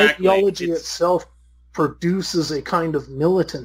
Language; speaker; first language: English; native; English